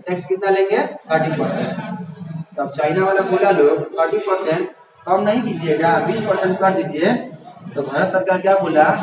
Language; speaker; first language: Hindi; native; Hindi